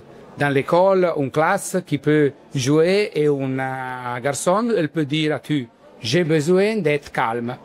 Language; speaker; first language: French; non-native, learner; Italian